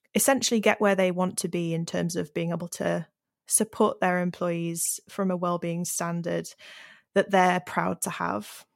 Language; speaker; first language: English; native; English